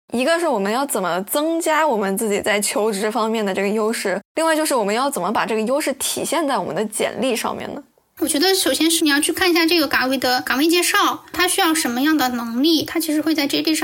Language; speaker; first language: Chinese; native; Chinese